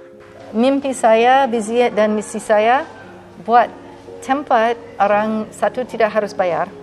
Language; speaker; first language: Indonesian; non-native, fluent; English